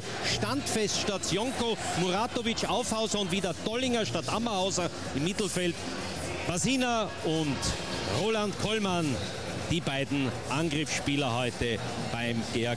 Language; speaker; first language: German; native; German